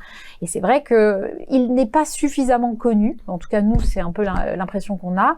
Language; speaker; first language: French; native; French